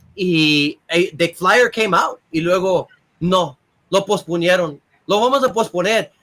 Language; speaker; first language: Spanish; early bilingual, heritage; Spanish